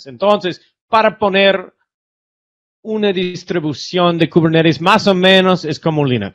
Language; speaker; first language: Spanish; non-native, fluent; English